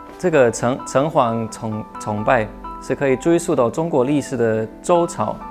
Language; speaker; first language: Chinese; non-native, fluent; German